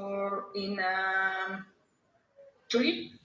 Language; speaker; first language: English; non-native, learner; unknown